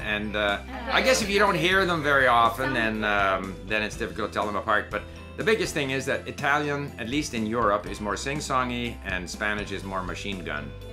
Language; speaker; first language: English; native; English